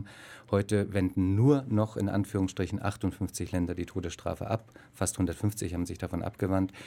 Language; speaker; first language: German; native; German